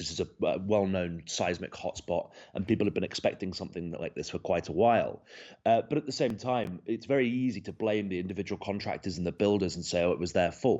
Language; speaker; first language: English; native; English